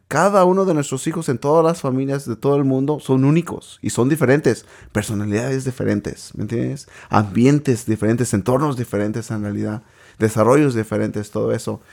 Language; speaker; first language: Spanish; native; Spanish